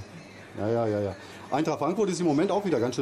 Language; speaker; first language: German; native; German